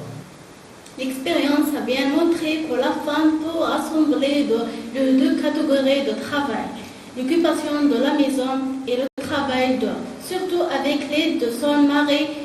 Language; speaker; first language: French; non-native, learner; Arabic